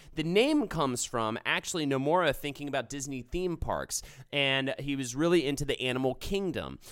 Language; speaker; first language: English; native; English